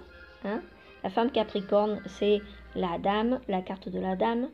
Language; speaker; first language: French; non-native, fluent; Spanish